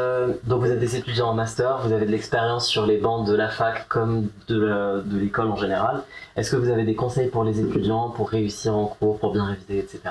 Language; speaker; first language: French; native; French